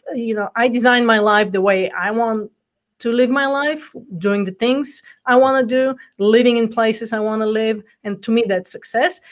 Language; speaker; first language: English; non-native, fluent; Bulgarian